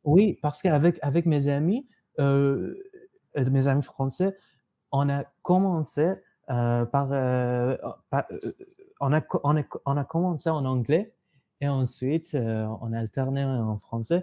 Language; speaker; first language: French; non-native, fluent; English